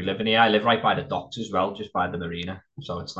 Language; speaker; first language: English; native; English